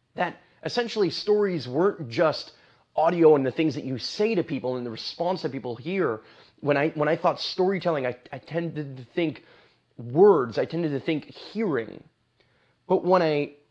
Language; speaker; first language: English; native; English